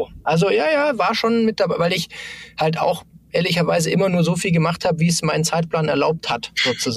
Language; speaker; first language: German; native; German